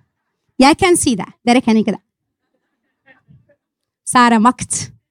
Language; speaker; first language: Norwegian; non-native, fluent; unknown